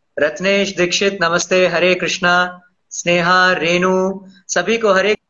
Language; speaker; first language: Hindi; non-native, local second language; Tamil